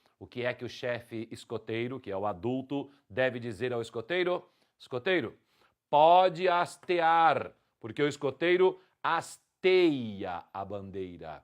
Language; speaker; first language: Portuguese; native; Portuguese